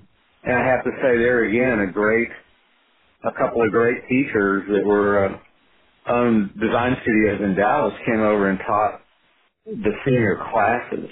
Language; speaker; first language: English; native; English